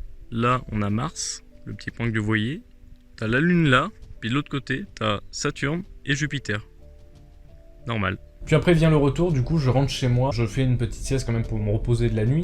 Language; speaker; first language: French; native; French